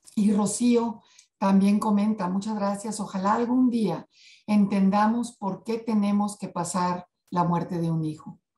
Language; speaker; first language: Spanish; native; Spanish